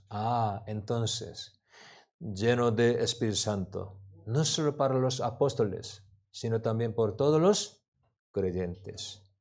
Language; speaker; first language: Spanish; non-native, learner; Korean